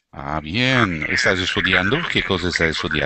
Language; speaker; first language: Spanish; non-native, learner; Portuguese